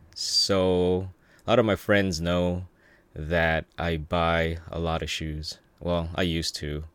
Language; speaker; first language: English; early bilingual, other home language; Filipino